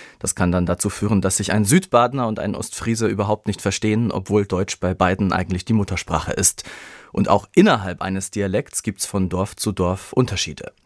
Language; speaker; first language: German; native; German